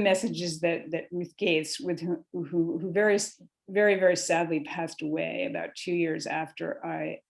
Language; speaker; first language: English; native; English